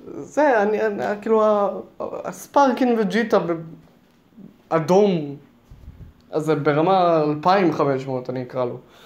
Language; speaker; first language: Hebrew; native; Hebrew